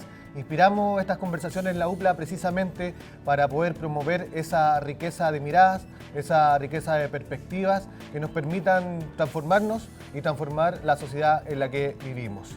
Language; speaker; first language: Spanish; native; Spanish